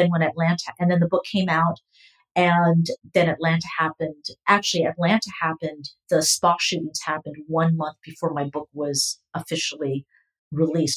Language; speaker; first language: English; native; English